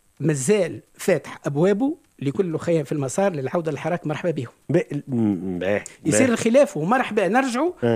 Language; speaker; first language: Arabic; native; Arabic